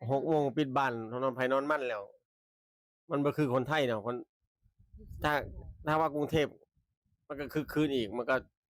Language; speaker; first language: Thai; native; Thai